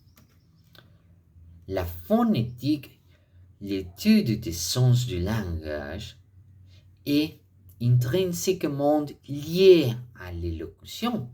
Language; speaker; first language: French; non-native, fluent; Spanish